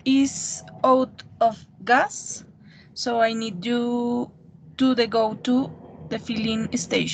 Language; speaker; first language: English; non-native, learner; Spanish